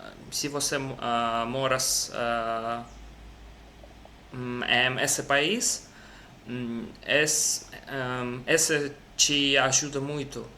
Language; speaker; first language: Portuguese; non-native, learner; Russian